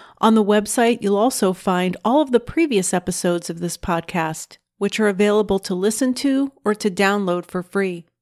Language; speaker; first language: English; native; English